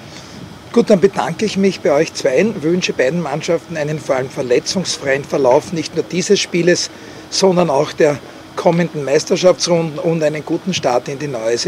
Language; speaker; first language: German; native; German